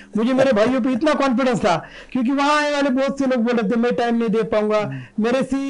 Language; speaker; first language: Hindi; non-native, local second language; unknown